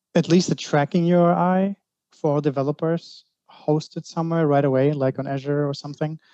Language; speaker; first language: English; non-native, fluent; Greek